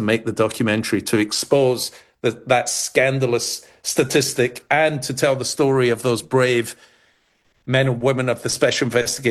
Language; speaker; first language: English; native; English